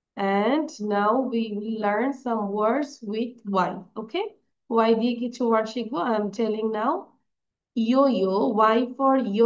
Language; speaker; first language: English; non-native, learner; Bangla